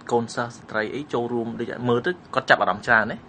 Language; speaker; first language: Khmer; native; Khmer